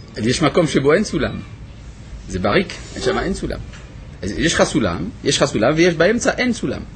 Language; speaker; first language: Hebrew; non-native, fluent; French